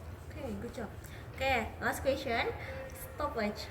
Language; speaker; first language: English; non-native, learner; Indonesian